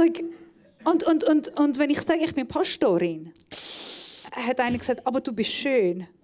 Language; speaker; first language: German; non-native, fluent; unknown